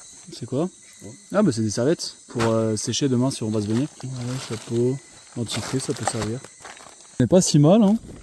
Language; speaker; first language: French; native; French